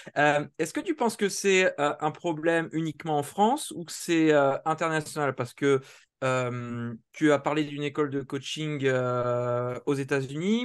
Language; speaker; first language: French; native; French